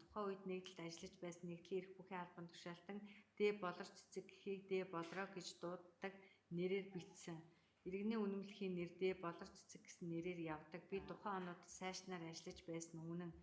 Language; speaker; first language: Mongolian; native; Mongolian